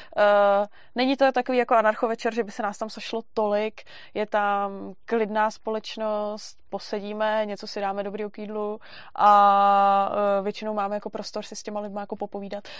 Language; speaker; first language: Czech; native; Czech